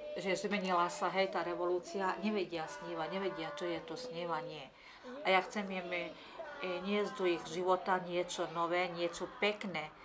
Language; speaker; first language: Slovak; non-native, local second language; Hungarian